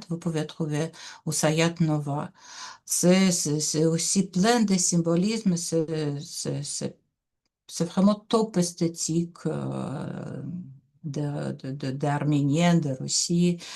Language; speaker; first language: French; non-native, learner; Russian